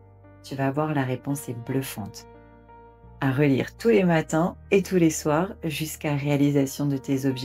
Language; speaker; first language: French; native; French